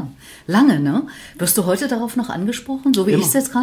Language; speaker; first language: German; native; German